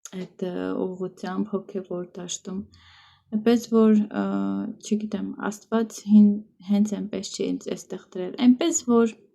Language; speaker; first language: Armenian; native; Armenian